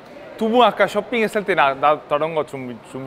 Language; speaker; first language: Korean; non-native, fluent; Italian